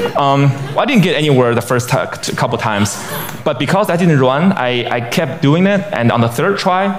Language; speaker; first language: English; non-native, fluent; Chinese